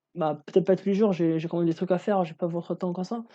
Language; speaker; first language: French; non-native, fluent; English